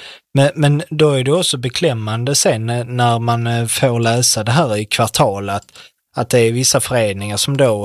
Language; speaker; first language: Swedish; native; Swedish